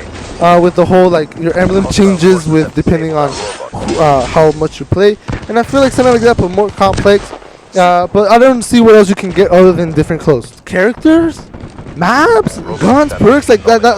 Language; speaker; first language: English; native; English